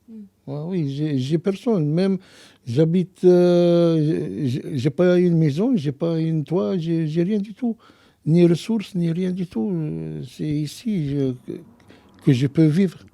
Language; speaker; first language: French; non-native, learner; Arabic